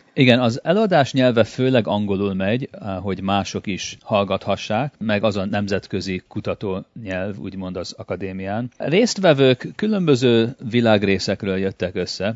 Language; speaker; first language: Hungarian; early bilingual, heritage; Hungarian